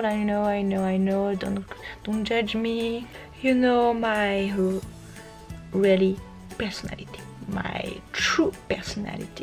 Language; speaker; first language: English; non-native, learner; French